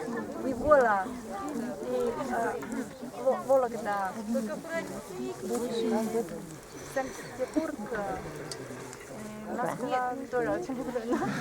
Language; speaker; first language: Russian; non-native, learner; Chinese